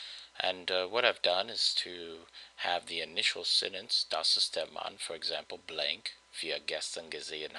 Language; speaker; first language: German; non-native, fluent; English